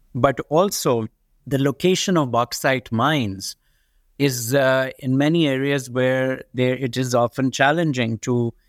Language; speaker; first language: English; non-native, local second language; Urdu